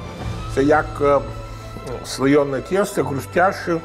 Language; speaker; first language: Ukrainian; non-native, learner; Italian